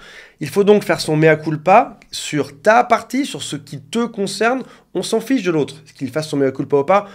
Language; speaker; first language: French; native; French